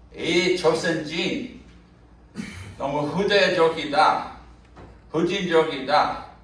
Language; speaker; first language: Korean; non-native, fluent; English